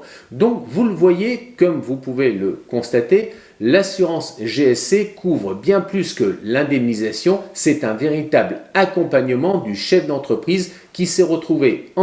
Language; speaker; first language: French; native; French